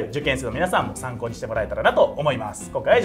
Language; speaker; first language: Japanese; native; Japanese